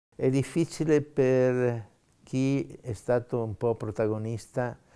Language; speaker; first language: Italian; native; Italian